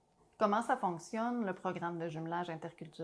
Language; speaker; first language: French; native; French